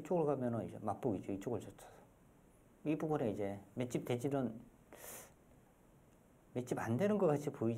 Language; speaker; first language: Korean; native; Korean